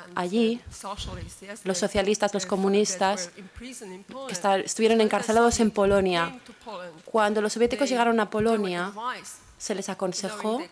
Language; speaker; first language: Spanish; non-native, fluent; Polish